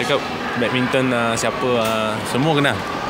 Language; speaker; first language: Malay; non-native, local second language; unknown